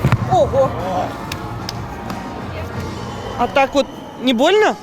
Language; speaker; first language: Russian; native; Russian